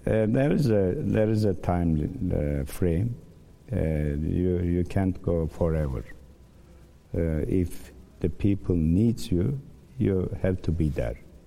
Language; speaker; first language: English; non-native, learner; Turkish